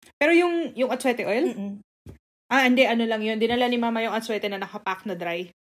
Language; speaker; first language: Filipino; native; Filipino